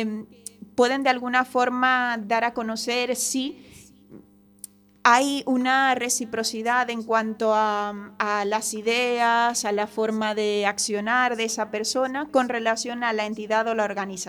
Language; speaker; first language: Spanish; native; Spanish